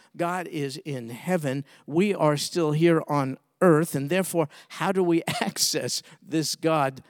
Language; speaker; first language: English; native; English